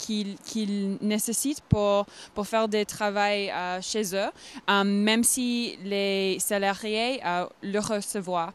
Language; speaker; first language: French; non-native, fluent; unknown